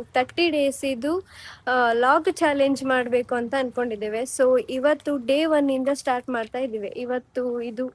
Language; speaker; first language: Kannada; non-native, local second language; Tulu